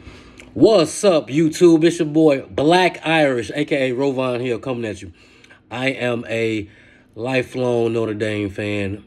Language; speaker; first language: English; native; English